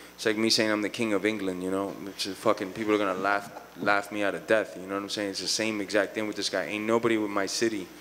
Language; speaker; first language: English; early bilingual, other home language; Spanish